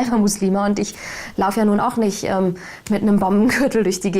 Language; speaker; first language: German; early bilingual, other home language; Turkish